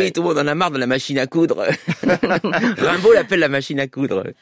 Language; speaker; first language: French; native; French